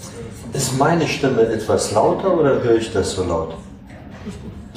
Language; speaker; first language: German; non-native, fluent; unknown